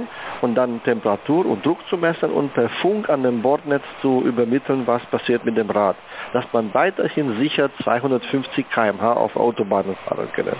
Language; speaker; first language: German; native; German